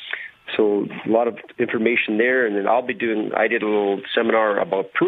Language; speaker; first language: English; native; English